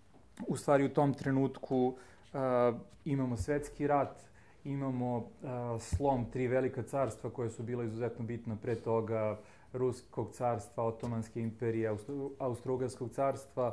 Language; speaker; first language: Serbian; native; Serbian